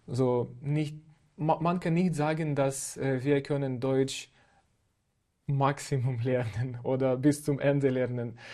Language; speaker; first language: German; non-native, fluent; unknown